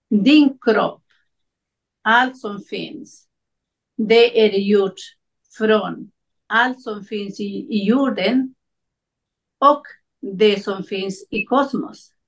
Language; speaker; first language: Swedish; non-native, learner; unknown